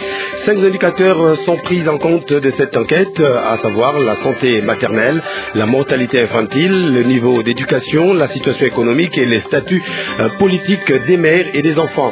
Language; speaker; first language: French; non-native, local second language; Lingala